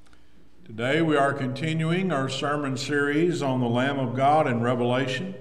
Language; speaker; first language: English; native; English